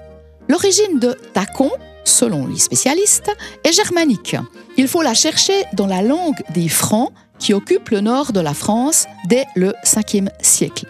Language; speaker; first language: French; native; French